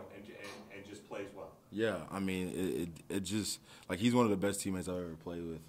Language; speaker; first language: English; native; English